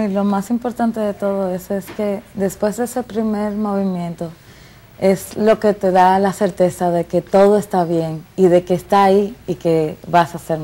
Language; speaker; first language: Spanish; native; Spanish